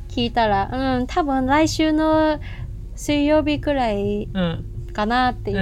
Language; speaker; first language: Japanese; non-native, fluent; Cantonese